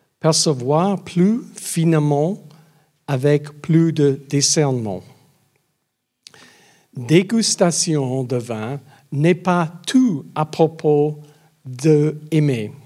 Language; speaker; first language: French; non-native, learner; English